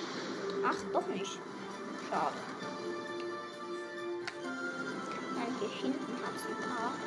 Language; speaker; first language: German; native; German